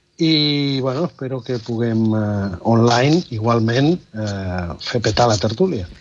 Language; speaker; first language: Catalan; non-native, fluent; Spanish